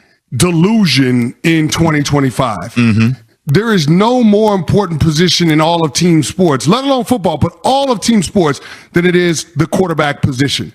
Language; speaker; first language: English; native; English